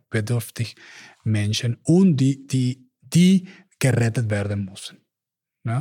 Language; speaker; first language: German; non-native, learner; Spanish